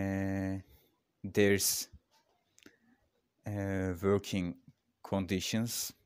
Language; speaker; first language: English; non-native, learner; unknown